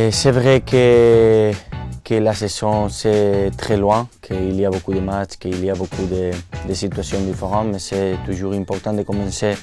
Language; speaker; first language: French; non-native, fluent; Spanish